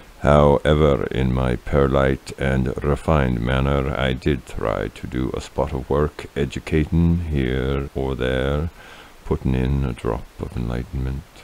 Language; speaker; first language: English; native; English